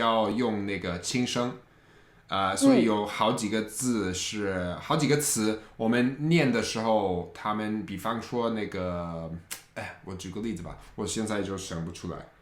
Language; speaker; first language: Chinese; non-native, fluent; English